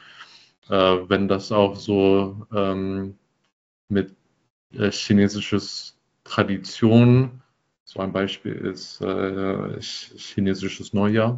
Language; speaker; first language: German; non-native, fluent; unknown